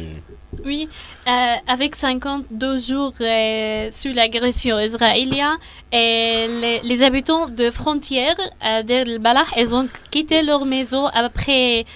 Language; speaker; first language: French; non-native, learner; Arabic